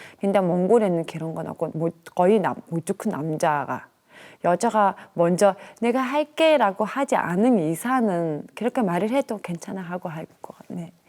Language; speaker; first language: Korean; non-native, fluent; Mongolian